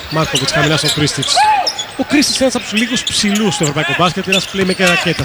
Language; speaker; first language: Greek; native; Greek